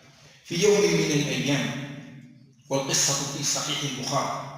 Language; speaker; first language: Arabic; native; Arabic